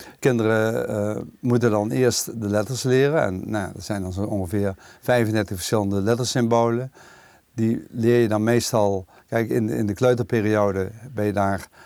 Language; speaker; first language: Dutch; native; Dutch